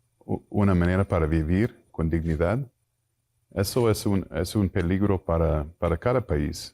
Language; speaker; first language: Spanish; non-native, fluent; English